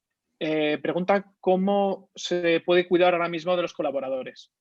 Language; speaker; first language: Spanish; native; Spanish